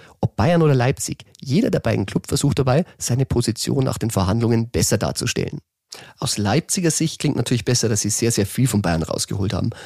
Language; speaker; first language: German; native; German